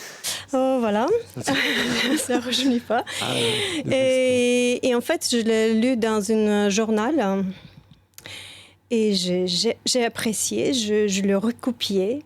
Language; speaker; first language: French; non-native, fluent; Bulgarian